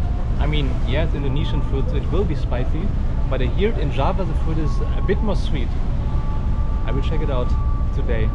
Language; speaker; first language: English; non-native, fluent; German